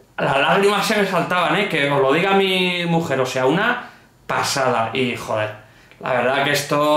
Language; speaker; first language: Spanish; native; Spanish